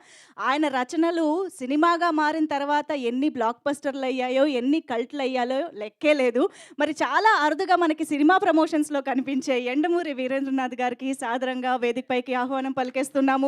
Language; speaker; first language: Telugu; native; Telugu